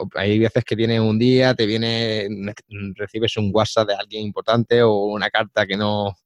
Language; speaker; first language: Spanish; native; Spanish